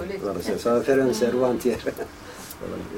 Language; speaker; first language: French; non-native, learner; Kurdish